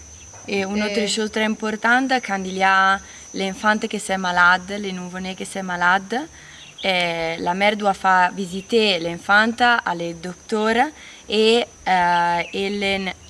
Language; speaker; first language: French; non-native, learner; Italian